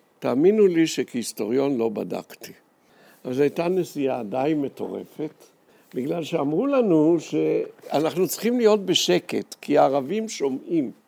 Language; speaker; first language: Hebrew; native; Hebrew